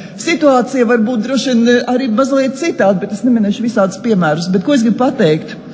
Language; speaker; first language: Latvian; native; Latvian